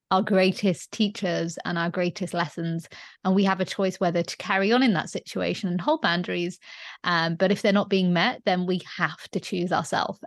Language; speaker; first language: English; native; English